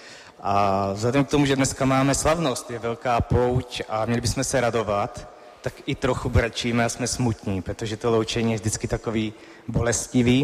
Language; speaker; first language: Czech; native; Czech